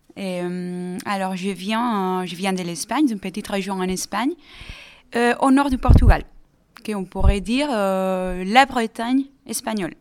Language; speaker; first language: French; non-native, fluent; Spanish